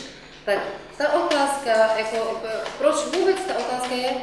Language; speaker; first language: Czech; non-native, fluent; Arabic